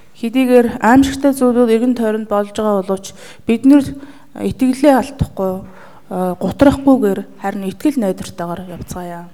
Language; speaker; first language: Mongolian; native; Mongolian